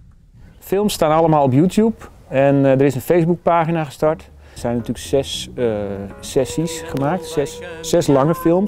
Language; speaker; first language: Dutch; native; Dutch